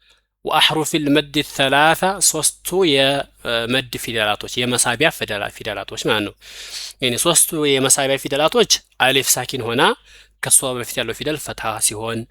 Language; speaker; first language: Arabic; non-native, fluent; Amharic